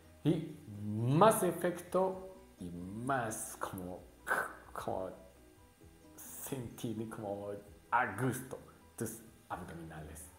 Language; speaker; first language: Spanish; non-native, learner; Japanese